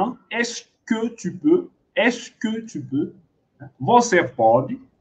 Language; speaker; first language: French; non-native, fluent; Portuguese